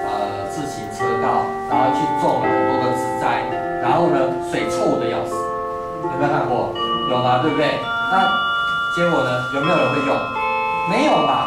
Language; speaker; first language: Chinese; native; Chinese